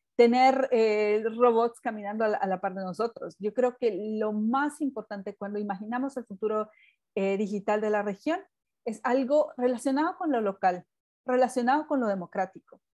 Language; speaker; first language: Spanish; native; Spanish